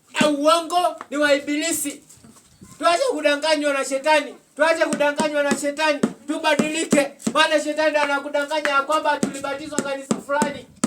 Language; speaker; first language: Swahili; non-native, local second language; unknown